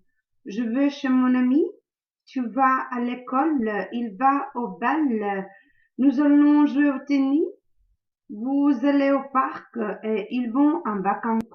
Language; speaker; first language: French; non-native, learner; Italian